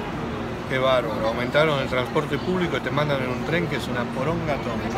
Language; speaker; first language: Spanish; native; Spanish